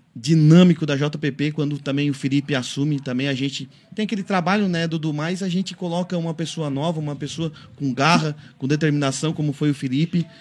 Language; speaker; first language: Portuguese; native; Portuguese